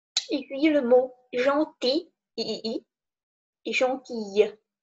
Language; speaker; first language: French; non-native, fluent; Czech